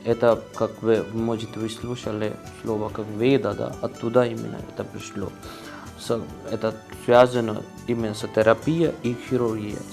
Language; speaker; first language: Russian; non-native, learner; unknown